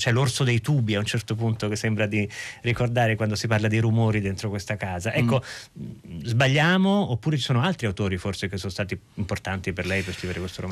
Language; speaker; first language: Italian; native; Italian